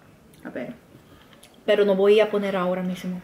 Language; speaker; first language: Spanish; non-native, learner; Korean